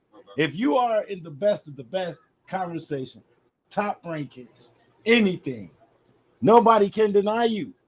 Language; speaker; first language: English; native; English